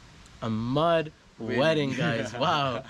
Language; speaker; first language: English; native; English